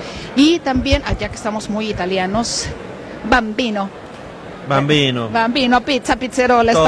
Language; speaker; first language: Spanish; native; Spanish